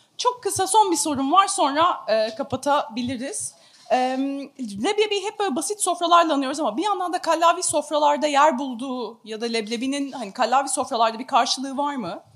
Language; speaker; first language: Turkish; native; Turkish